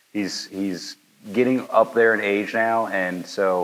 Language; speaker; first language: English; native; English